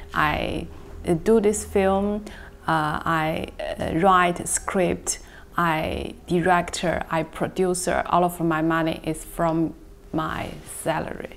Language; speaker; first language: English; non-native, learner; Chinese